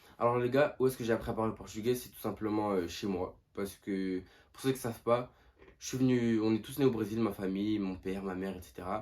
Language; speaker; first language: French; early bilingual, other home language; Portuguese